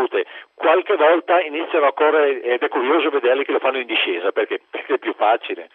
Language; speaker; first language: Italian; native; Italian